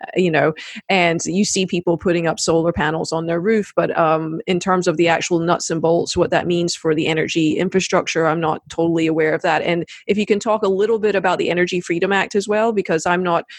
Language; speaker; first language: English; native; English